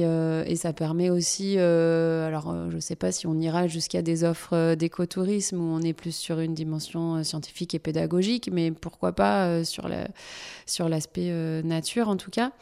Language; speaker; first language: French; native; French